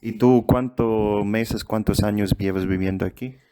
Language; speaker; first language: Spanish; non-native, fluent; Russian